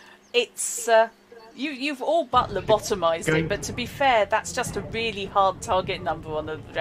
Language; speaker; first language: English; native; English